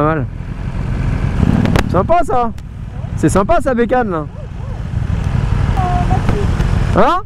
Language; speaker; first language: French; native; French